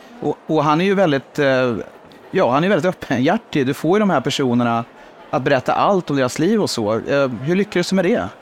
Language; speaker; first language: Swedish; native; Swedish